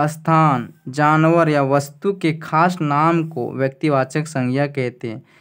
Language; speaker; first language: Hindi; native; Hindi